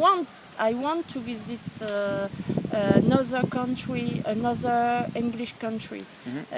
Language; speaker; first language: English; non-native, learner; French